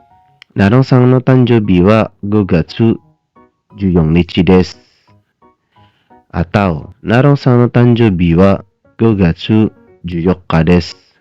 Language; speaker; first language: Japanese; non-native, fluent; Indonesian